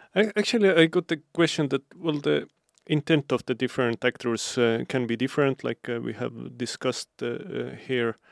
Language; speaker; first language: English; non-native, fluent; Estonian